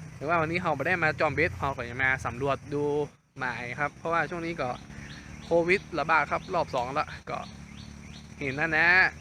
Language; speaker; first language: Thai; native; Thai